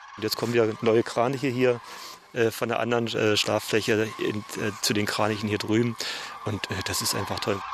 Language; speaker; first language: German; native; German